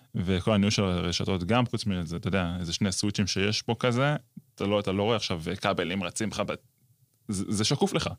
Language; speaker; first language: Hebrew; native; Hebrew